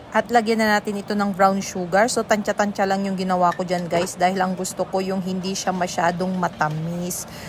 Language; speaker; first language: Filipino; non-native, local second language; Pangasinan